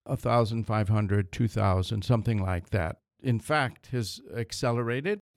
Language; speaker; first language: English; native; English